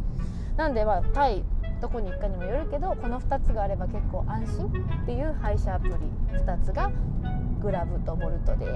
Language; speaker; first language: Japanese; native; Japanese